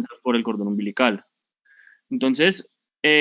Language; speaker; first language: Spanish; native; Spanish